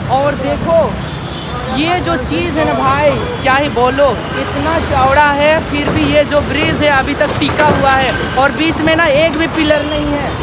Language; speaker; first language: Hindi; non-native, local second language; Sadri